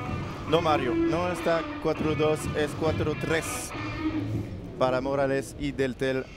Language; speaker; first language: Spanish; non-native, learner; French